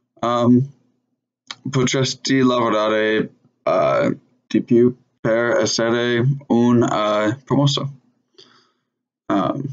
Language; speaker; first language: Italian; non-native, learner; English